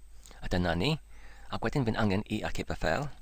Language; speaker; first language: Welsh; non-native, learner; English